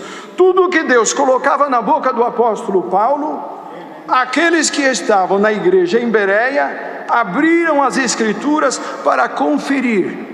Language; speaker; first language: Portuguese; native; Portuguese